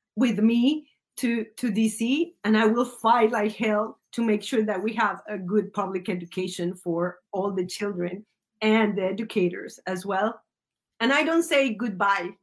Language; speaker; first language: English; early bilingual, other home language; Spanish